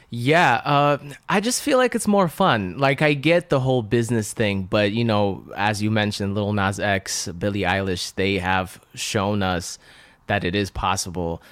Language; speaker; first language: English; non-native, fluent; Russian